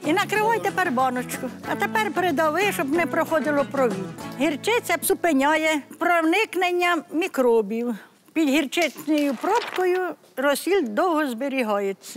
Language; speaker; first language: Ukrainian; native; Ukrainian